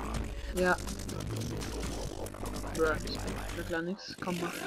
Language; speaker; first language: German; native; German